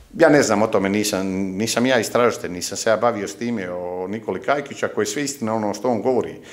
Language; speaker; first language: Croatian; native; Croatian